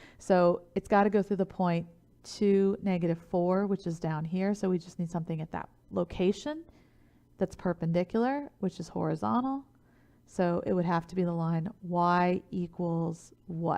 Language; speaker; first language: English; native; English